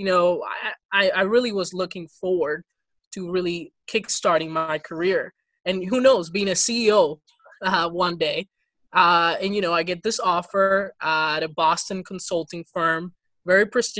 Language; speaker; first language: English; early bilingual, other home language; Spanish